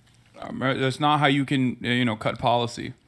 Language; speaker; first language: English; native; English